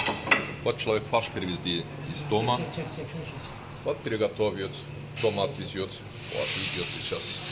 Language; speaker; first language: Russian; non-native, learner; Turkish